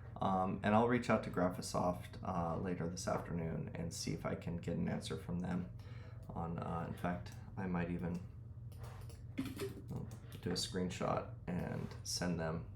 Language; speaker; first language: English; native; English